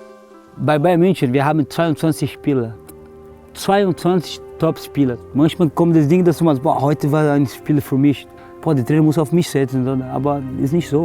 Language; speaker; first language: German; non-native, learner; Portuguese